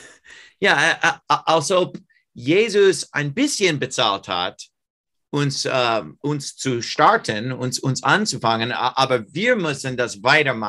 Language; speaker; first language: German; non-native, fluent; English